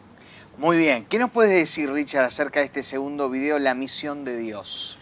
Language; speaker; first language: Spanish; native; Spanish